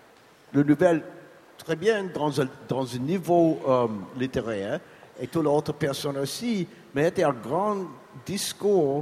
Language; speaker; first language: French; non-native, learner; English